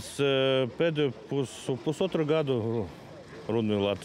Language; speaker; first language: Latvian; non-native, learner; Ukrainian